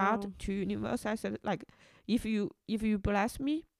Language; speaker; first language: English; non-native, fluent; Chinese